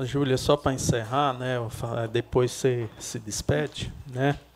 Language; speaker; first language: Portuguese; native; Portuguese